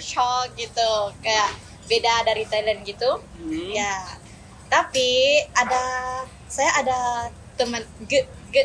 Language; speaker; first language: Indonesian; non-native, learner; Thai